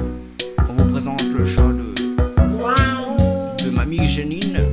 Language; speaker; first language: French; native; French